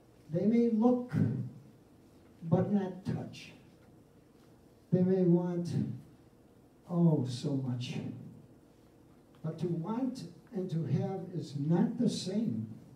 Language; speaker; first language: English; native; English